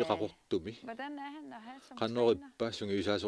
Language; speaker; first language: Danish; non-native, local second language; Kalaallisut